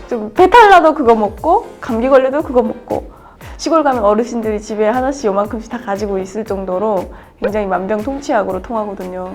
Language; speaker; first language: Korean; native; Korean